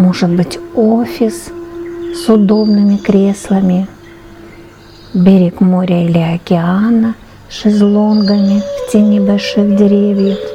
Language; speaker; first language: Russian; native; Russian